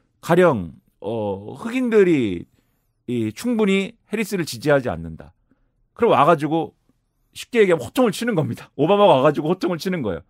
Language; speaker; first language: Korean; native; Korean